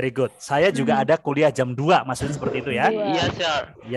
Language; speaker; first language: Indonesian; native; Indonesian